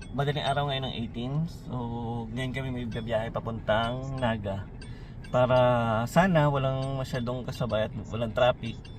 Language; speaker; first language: Filipino; native; Filipino